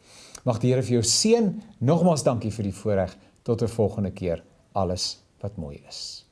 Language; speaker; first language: Afrikaans; native; Afrikaans